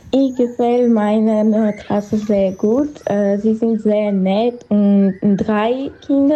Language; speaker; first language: German; non-native, learner; Armenian